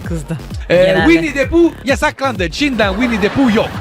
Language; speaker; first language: Turkish; non-native, learner; Italian